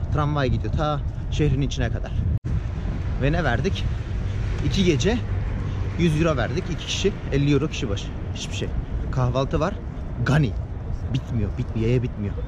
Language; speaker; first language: Turkish; native; Turkish